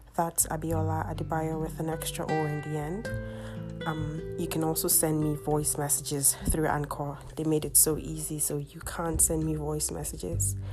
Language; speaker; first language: English; non-native, local second language; Yoruba